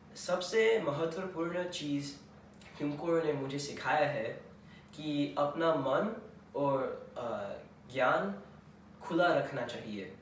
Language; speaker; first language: Hindi; early bilingual, heritage; Hindi